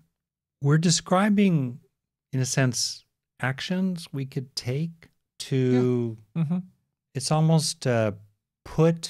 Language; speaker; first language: English; native; English